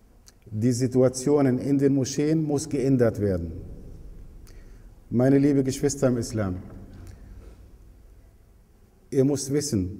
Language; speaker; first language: German; non-native, fluent; Arabic